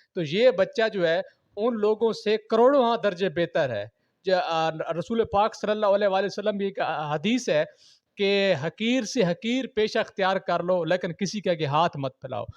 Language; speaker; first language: Urdu; non-native, local second language; Saraiki